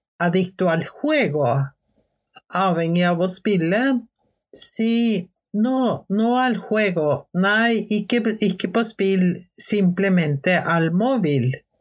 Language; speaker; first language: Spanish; non-native, fluent; Norwegian